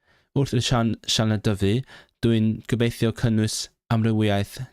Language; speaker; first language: Welsh; non-native, learner; Cantonese